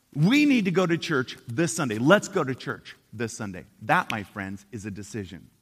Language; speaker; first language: English; native; English